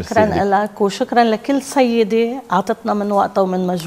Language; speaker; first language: Arabic; native; Arabic